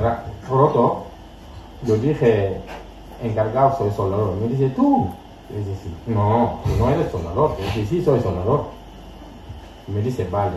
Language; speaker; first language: Spanish; non-native, learner; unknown